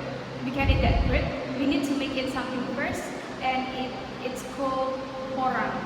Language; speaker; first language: English; non-native, learner; Indonesian